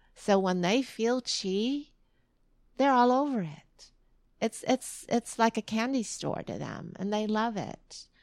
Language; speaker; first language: English; early bilingual, other home language; Vietnamese